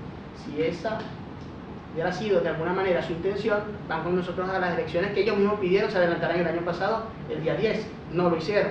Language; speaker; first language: Spanish; native; Spanish